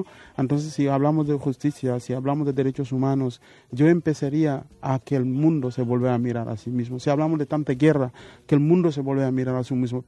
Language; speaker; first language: Spanish; non-native, fluent; Wolof